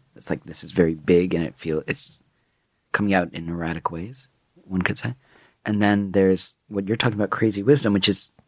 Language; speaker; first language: English; native; English